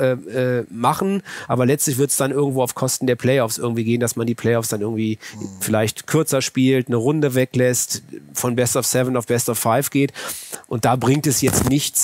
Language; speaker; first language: German; native; German